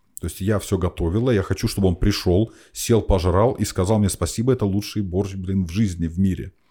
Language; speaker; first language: Russian; native; Russian